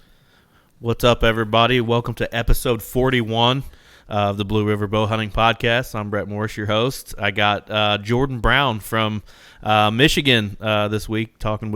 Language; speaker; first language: English; native; English